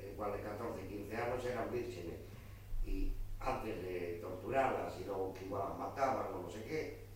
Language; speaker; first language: Spanish; non-native, local second language; Galician